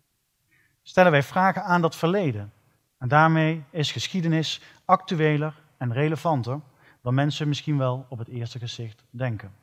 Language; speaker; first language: Dutch; native; Dutch